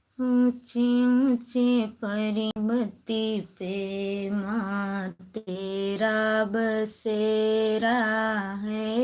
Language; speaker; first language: Hindi; native; Hindi